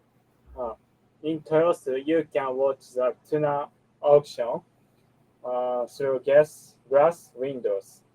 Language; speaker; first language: English; non-native, learner; Japanese